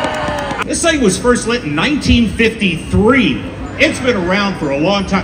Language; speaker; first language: English; native; English